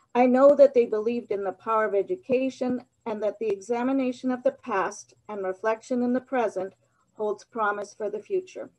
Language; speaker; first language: English; early bilingual, other home language; Ukrainian